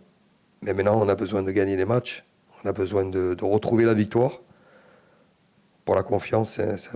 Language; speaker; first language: French; native; French